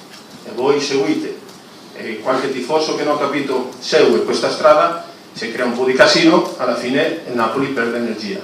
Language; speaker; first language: Italian; non-native, fluent; Spanish